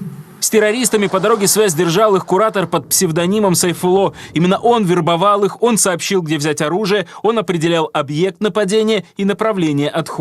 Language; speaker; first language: Russian; native; Russian